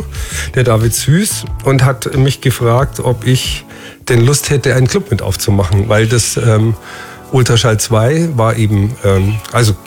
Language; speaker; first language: German; native; German